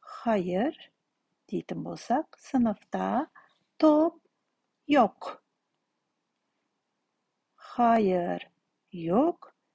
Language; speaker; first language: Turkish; non-native, fluent; Kazakh